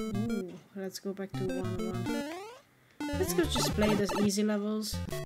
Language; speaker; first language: English; non-native, fluent; Hungarian